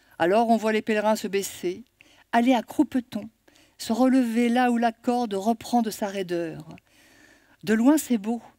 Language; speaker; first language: French; native; French